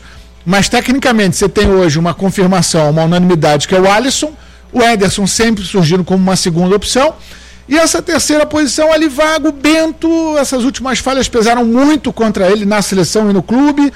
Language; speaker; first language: Portuguese; native; Portuguese